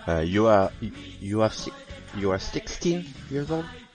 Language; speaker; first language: English; non-native, learner; French